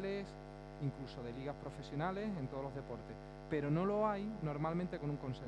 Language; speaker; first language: Spanish; native; Spanish